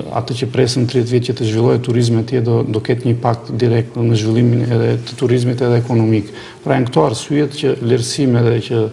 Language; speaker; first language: Albanian; non-native, local second language; Macedonian